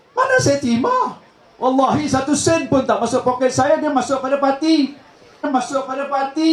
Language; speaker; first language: Malay; native; Malay